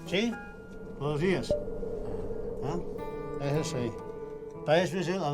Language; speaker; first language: Spanish; native; Spanish